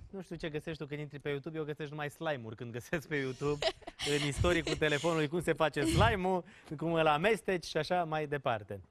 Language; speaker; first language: Romanian; native; Romanian